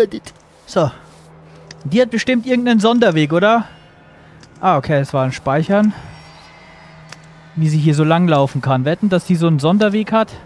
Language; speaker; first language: German; native; German